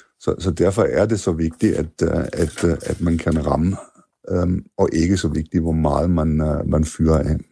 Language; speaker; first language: Danish; non-native, fluent; German